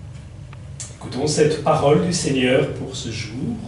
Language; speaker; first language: French; native; French